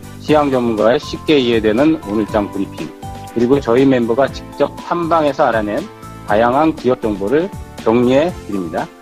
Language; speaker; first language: Korean; native; Korean